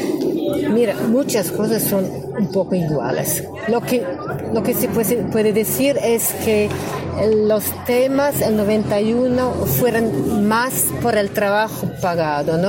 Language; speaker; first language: Spanish; non-native, learner; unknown